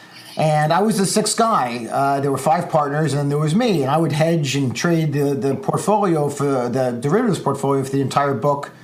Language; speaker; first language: English; native; English